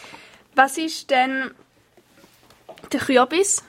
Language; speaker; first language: German; native; German